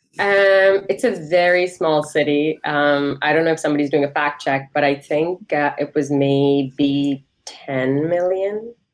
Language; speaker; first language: English; non-native, local second language; Hindi